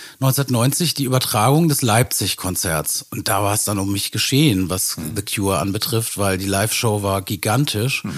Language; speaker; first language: German; native; German